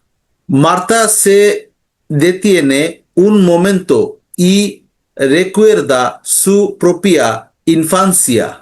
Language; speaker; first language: Spanish; non-native, learner; Bangla